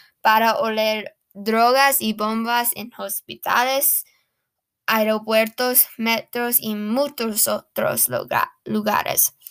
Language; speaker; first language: Spanish; non-native, learner; English